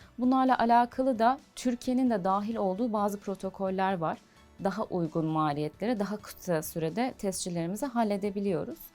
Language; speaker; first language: Turkish; native; Turkish